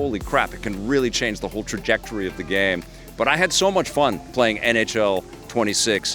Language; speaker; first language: English; native; English